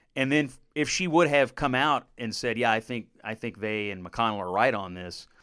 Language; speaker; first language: English; native; English